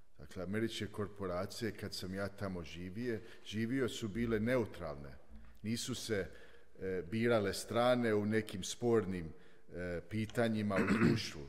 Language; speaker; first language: Croatian; early bilingual, heritage; Croatian